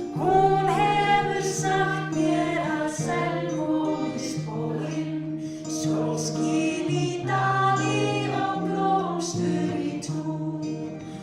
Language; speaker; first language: Icelandic; native; Icelandic